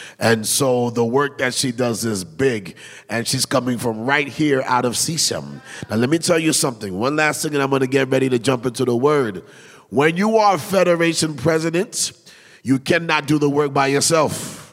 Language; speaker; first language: English; early bilingual, other home language; Haitian Creole